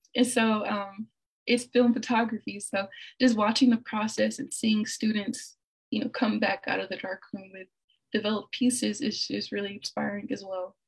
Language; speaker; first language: English; native; English